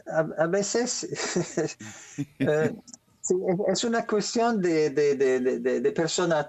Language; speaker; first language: Spanish; non-native, learner; French